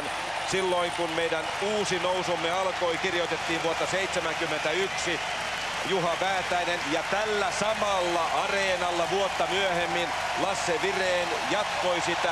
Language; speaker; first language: Finnish; native; Finnish